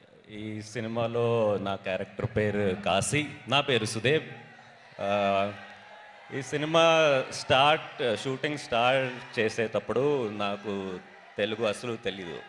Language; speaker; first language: Telugu; non-native, learner; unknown